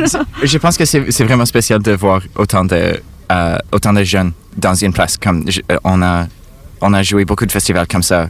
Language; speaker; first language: French; non-native, fluent; English